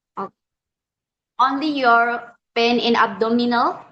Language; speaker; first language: English; non-native, learner; Indonesian